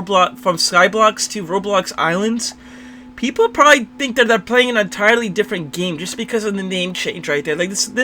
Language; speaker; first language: English; native; English